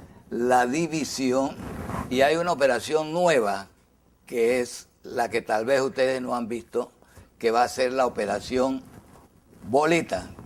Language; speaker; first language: Spanish; native; Spanish